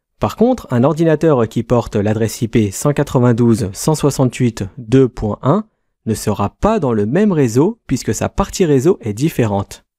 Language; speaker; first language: French; native; French